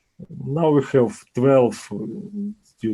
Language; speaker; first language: English; non-native, learner; Ukrainian